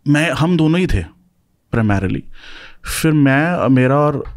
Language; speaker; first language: Hindi; native; Hindi